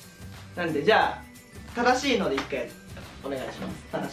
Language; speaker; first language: Japanese; native; Japanese